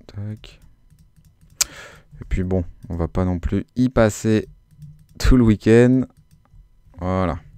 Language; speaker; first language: French; native; French